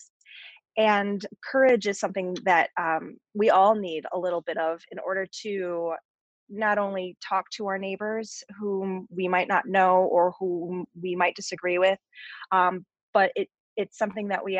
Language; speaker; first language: English; native; English